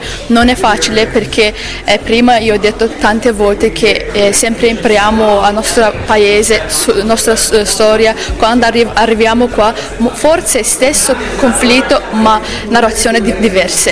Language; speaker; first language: Italian; non-native, learner; Azerbaijani